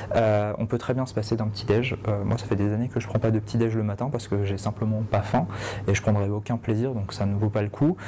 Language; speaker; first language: French; native; French